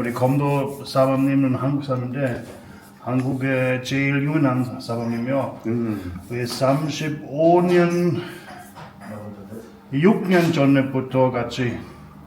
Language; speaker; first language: Korean; non-native, learner; German